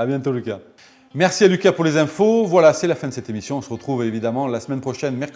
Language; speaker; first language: French; native; French